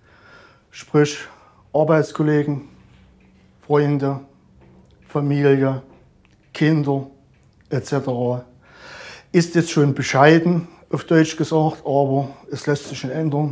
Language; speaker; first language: German; native; German